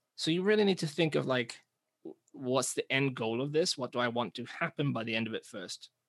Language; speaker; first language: English; native; English